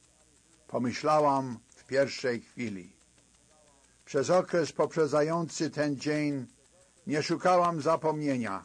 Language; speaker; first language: Polish; native; Polish